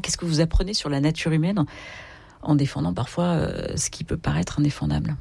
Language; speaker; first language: French; native; French